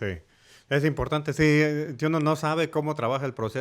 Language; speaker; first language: Spanish; early bilingual, heritage; Spanish